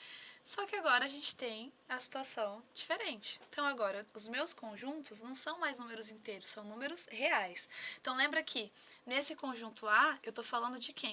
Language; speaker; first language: Portuguese; native; Portuguese